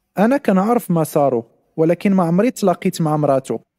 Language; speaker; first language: Arabic; non-native, learner; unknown